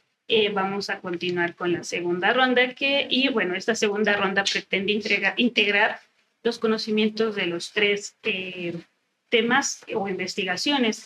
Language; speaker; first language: Spanish; native; Spanish